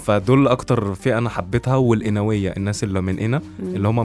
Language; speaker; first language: Arabic; native; Arabic